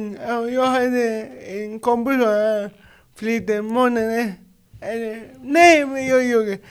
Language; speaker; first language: Swedish; non-native, learner; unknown